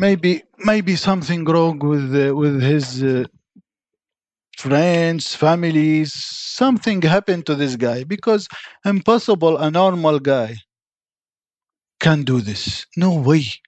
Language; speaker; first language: English; non-native, fluent; Arabic